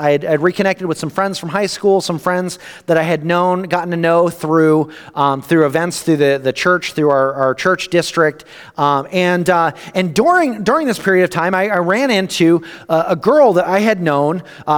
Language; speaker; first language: English; native; English